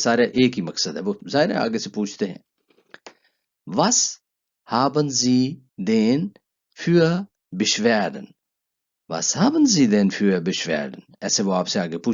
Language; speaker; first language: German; non-native, learner; Urdu